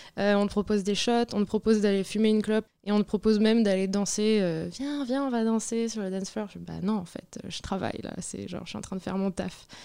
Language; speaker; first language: French; native; French